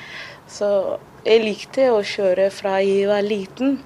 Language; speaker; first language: Norwegian; non-native, fluent; Somali